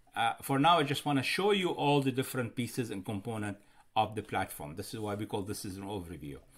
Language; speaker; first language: English; non-native, fluent; Arabic